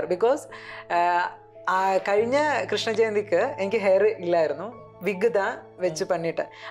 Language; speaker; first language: Tamil; non-native, learner; Malayalam